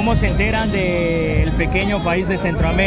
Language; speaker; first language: Spanish; native; Spanish